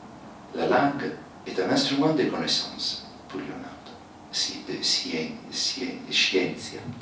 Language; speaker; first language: French; non-native, fluent; Italian